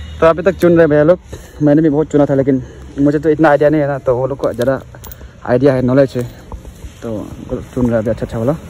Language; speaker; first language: Hindi; non-native, local second language; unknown